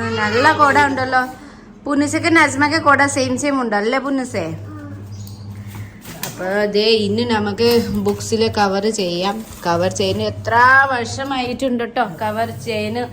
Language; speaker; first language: Malayalam; non-native, learner; Nepali